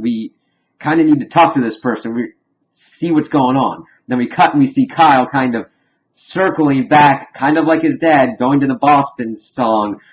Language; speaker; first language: English; native; English